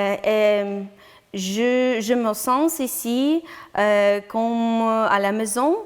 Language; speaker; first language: French; non-native, learner; Ukrainian